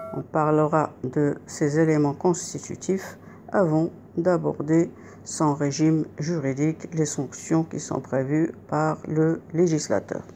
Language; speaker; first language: French; non-native, local second language; Arabic